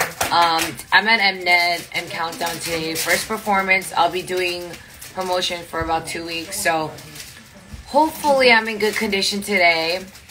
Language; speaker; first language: English; early bilingual, other home language; Korean